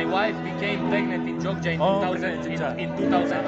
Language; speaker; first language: English; non-native, fluent; Ukrainian